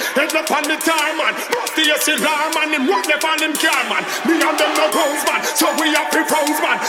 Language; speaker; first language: English; non-native, fluent; German